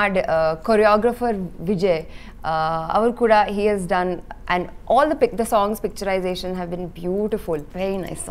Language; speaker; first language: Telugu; non-native, learner; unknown